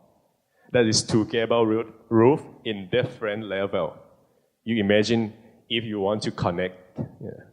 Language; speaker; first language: English; non-native, learner; Thai